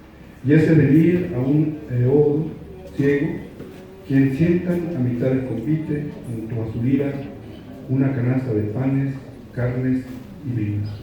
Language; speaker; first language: Spanish; native; Spanish